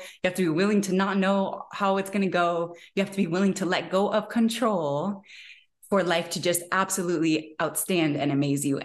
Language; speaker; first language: English; native; English